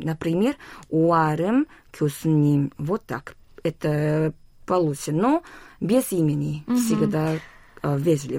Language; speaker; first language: Russian; non-native, local second language; Korean